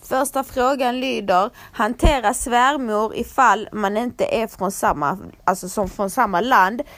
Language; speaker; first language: Swedish; early bilingual, other home language; Croatian